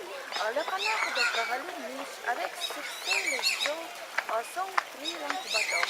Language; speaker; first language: French; non-native, learner; Russian